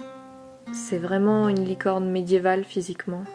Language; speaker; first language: French; native; French